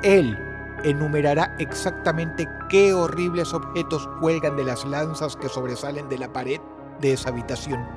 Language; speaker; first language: Spanish; native; Spanish